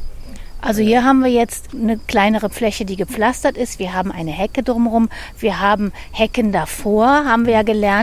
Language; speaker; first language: German; native; German